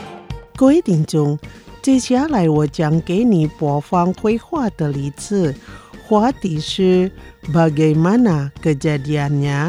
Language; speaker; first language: Chinese; non-native, fluent; Indonesian